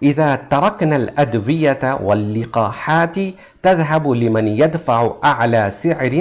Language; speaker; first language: Arabic; non-native, fluent; Urdu